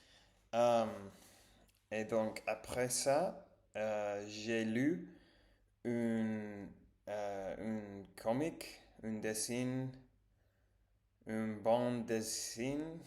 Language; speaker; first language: French; non-native, learner; English